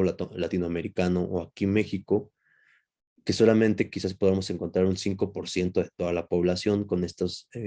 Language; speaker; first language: Spanish; native; Spanish